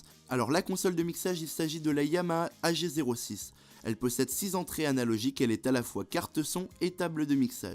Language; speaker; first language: French; native; French